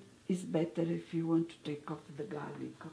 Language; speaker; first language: English; non-native, learner; Italian